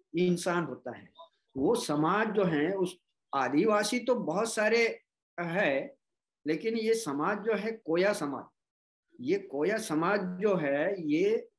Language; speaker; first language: Hindi; non-native, local second language; Gondi